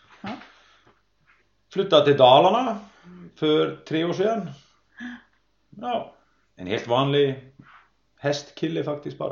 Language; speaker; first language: Swedish; non-native, fluent; Icelandic